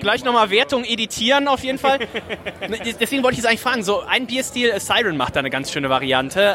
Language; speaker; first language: German; native; German